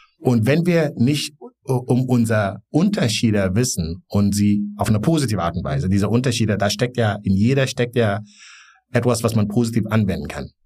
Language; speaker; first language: German; non-native, fluent; Wolof